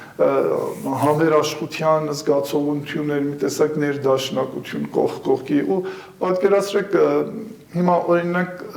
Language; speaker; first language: Armenian; early bilingual, heritage; Armenian